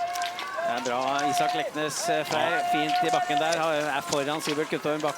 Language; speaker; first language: Norwegian; native; Norwegian